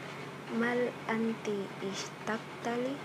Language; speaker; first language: Arabic; non-native, learner; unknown